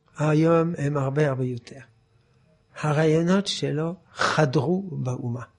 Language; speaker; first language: Hebrew; non-native, fluent; French